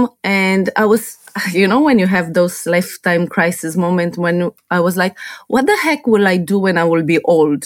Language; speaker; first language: English; non-native, fluent; Romanian